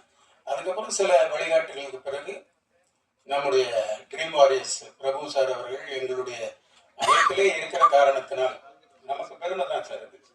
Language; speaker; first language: Tamil; native; Tamil